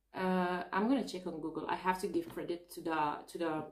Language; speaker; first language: English; non-native, fluent; Arabic